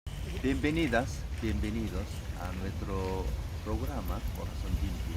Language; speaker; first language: Spanish; non-native, learner; Korean